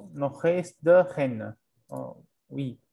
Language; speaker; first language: French; non-native, learner; English